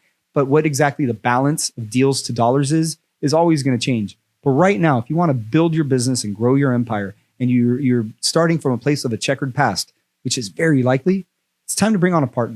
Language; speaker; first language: English; native; English